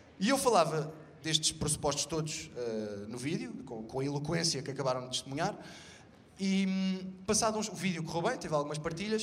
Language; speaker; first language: Portuguese; native; Portuguese